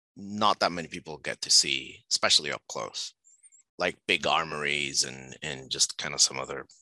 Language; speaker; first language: English; non-native, fluent; Spanish